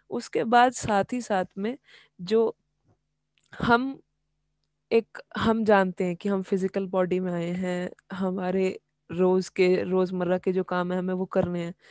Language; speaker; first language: Hindi; native; Hindi